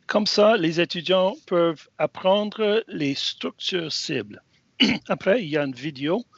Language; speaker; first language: French; non-native, fluent; English